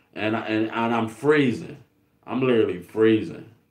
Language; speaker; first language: English; native; English